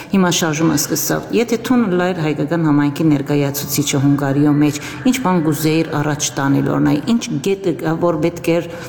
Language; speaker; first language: Armenian; native; Armenian